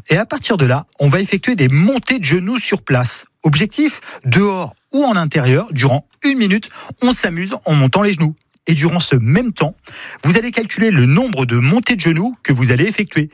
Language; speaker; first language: French; native; French